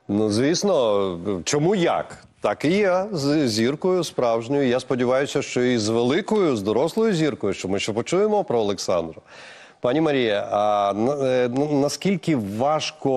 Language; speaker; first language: Ukrainian; native; Ukrainian